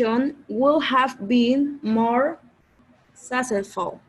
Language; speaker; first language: English; non-native, learner; Spanish